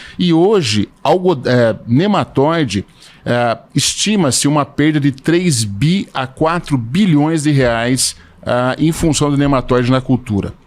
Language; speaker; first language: Portuguese; native; Portuguese